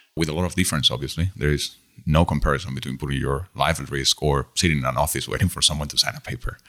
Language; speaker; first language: English; non-native, fluent; Spanish